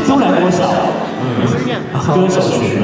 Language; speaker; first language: Chinese; native; Chinese